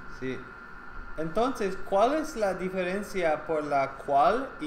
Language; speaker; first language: Spanish; non-native, fluent; English